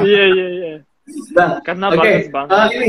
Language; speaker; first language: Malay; non-native, fluent; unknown